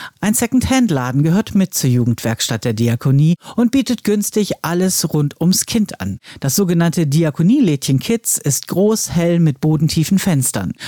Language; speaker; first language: German; native; German